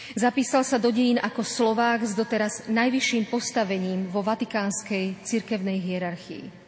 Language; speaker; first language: Slovak; native; Slovak